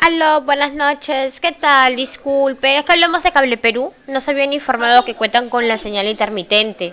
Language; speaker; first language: Spanish; native; Spanish